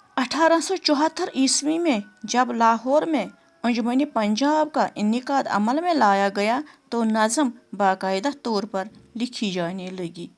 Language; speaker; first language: Urdu; non-native, local second language; Kashmiri